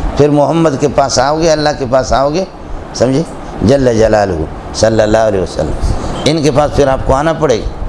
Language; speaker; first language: Urdu; non-native, local second language; Baluchi